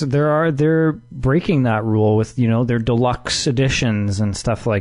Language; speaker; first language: English; native; English